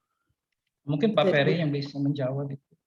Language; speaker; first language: Indonesian; non-native, fluent; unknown